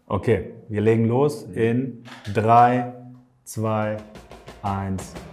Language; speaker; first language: German; native; German